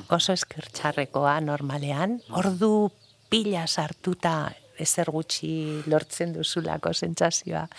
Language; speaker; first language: Basque; non-native, local second language; Spanish